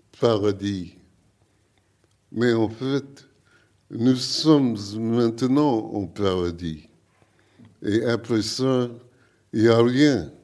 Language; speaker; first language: French; non-native, learner; English